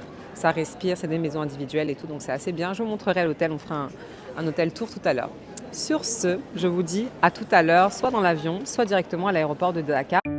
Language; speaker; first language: French; native; French